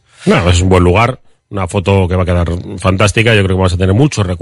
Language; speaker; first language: Spanish; native; Spanish